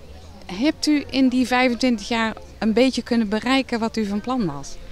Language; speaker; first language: Dutch; native; Dutch